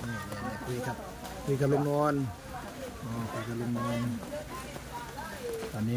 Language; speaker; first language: Thai; native; Thai